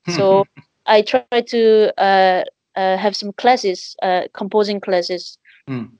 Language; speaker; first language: English; non-native, fluent; Korean